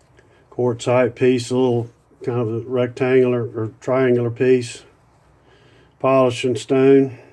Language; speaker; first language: English; native; English